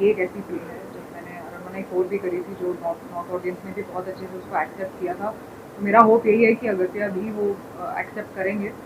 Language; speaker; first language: Hindi; native; Hindi